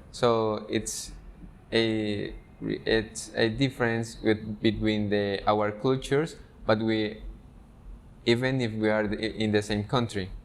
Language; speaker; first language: English; non-native, fluent; Spanish